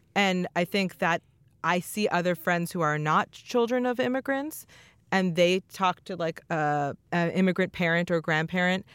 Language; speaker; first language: English; native; English